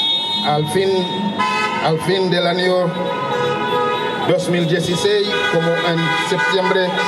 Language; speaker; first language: Spanish; non-native, local second language; Haitian Creole